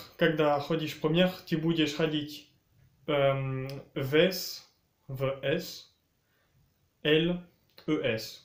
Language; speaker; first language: Russian; early bilingual, heritage; French